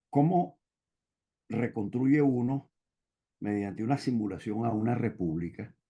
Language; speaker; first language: Spanish; native; Spanish